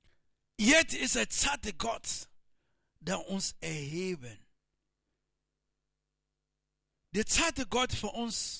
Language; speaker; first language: German; non-native, learner; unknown